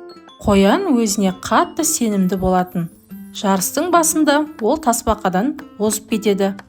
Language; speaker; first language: Kazakh; native; Kazakh